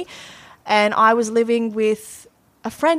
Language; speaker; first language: English; native; English